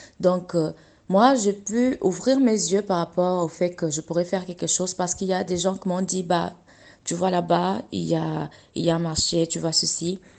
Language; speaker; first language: French; non-native, fluent; Portuguese